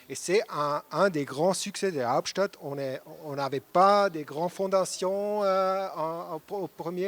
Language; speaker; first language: French; non-native, local second language; German